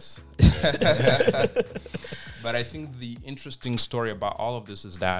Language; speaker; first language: English; non-native, fluent; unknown